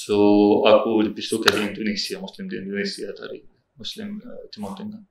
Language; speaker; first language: Indonesian; non-native, learner; Arabic